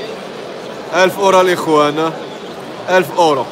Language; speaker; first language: Italian; non-native, learner; Arabic